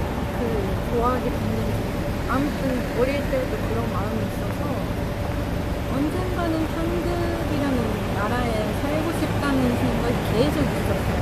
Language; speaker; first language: Korean; non-native, fluent; Japanese